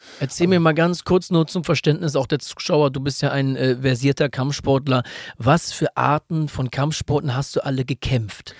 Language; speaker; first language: German; native; German